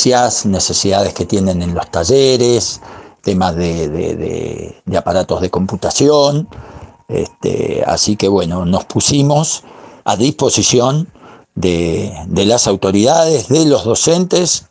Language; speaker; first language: Spanish; native; Spanish